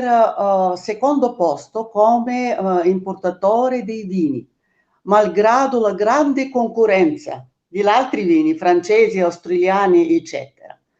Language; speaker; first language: Italian; non-native, fluent; Bulgarian